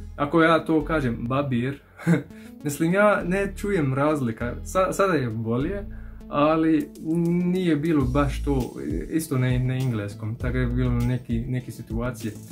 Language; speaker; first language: Bosnian; non-native, fluent; Arabic